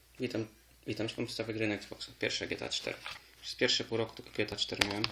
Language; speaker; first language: Polish; native; Polish